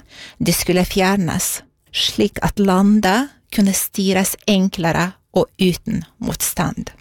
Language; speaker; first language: Norwegian; non-native, fluent; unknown